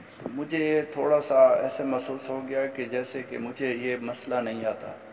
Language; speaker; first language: Urdu; non-native, local second language; Baluchi